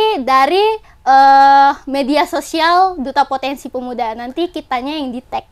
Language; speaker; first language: Indonesian; native; Indonesian